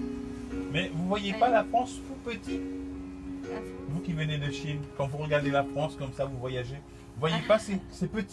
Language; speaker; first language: French; native; French